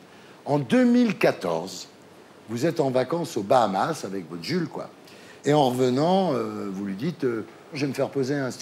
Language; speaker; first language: French; native; French